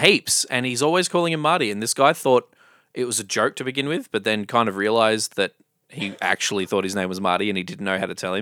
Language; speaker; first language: English; native; English